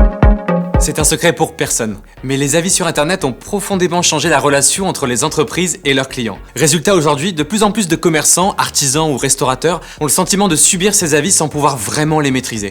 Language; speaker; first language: French; native; French